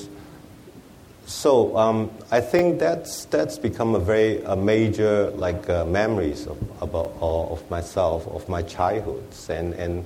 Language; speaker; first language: English; non-native, local second language; Wu Chinese